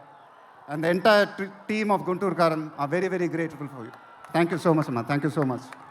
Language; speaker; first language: Telugu; native; Telugu